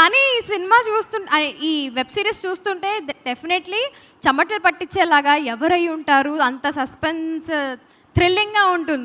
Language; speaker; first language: Telugu; native; Telugu